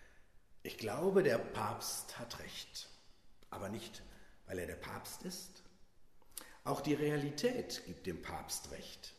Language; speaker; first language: German; native; German